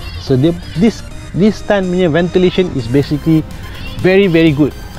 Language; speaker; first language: English; non-native, local second language; Malay